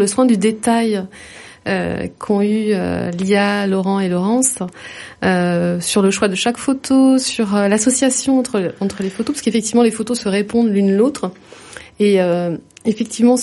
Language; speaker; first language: French; native; French